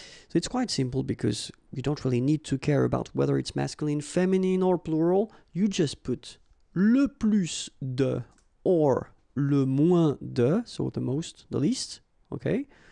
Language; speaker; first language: English; non-native, fluent; French